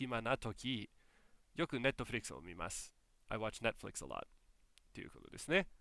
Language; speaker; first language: Japanese; non-native, fluent; English